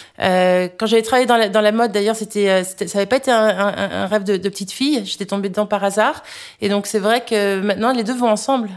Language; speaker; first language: French; native; French